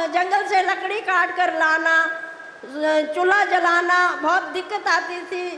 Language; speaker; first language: Hindi; native; Hindi